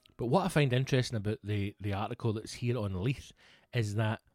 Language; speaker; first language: English; native; English